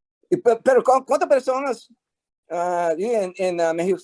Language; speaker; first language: Spanish; non-native, learner; English